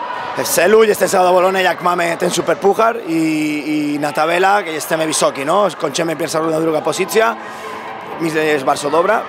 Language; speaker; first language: Polish; non-native, learner; Spanish